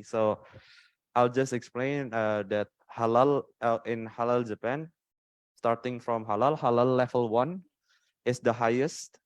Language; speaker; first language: English; non-native, fluent; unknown